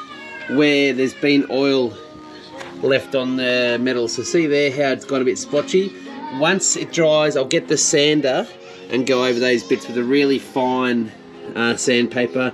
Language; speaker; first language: English; native; English